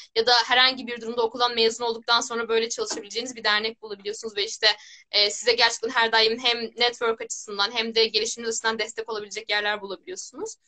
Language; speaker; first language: Turkish; native; Turkish